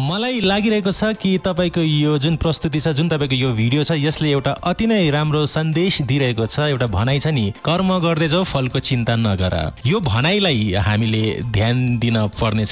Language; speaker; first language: Nepali; native; Nepali